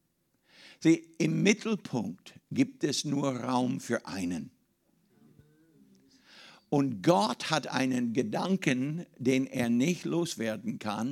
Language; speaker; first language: German; non-native, fluent; English